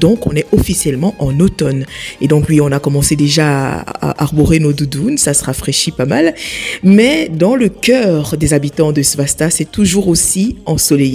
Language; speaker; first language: French; native; French